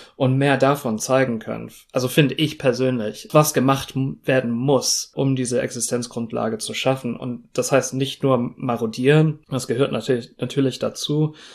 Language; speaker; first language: German; non-native, fluent; English